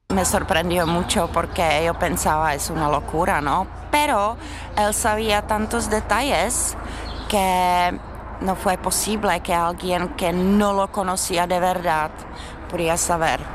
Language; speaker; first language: Spanish; non-native, fluent; Czech